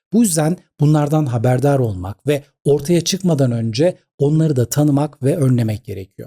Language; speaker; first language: Turkish; native; Turkish